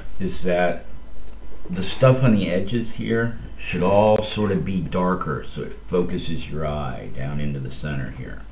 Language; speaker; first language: English; native; English